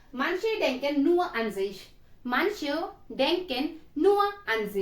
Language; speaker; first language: German; non-native, fluent; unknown